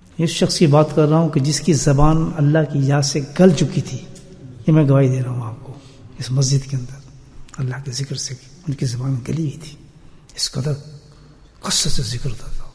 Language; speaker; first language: Urdu; non-native, local second language; Saraiki